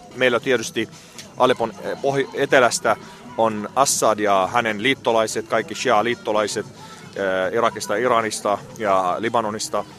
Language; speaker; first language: Finnish; non-native, fluent; Arabic